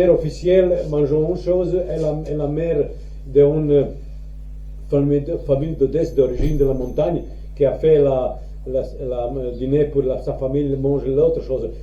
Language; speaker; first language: French; non-native, learner; Croatian